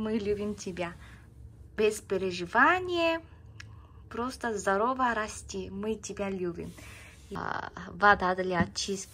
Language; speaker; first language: Russian; non-native, learner; Korean